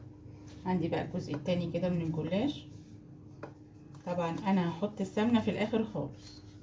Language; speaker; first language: Arabic; native; Arabic